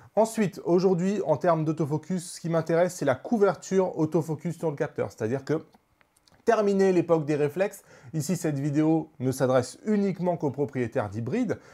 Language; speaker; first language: French; native; French